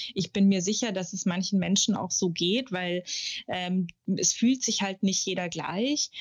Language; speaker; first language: German; native; German